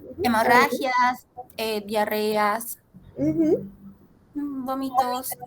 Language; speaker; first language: Spanish; native; Spanish